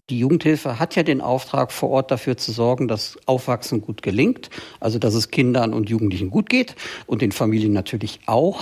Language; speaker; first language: German; native; German